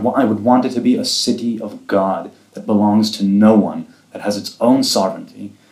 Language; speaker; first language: English; early bilingual, other home language; Hebrew